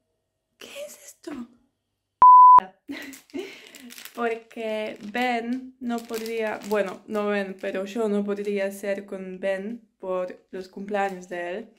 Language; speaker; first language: Spanish; non-native, learner; Polish